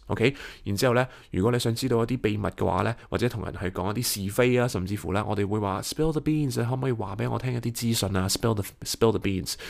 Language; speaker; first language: Cantonese; early bilingual, heritage; Cantonese